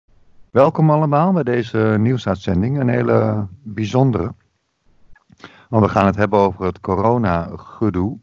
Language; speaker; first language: Dutch; native; Dutch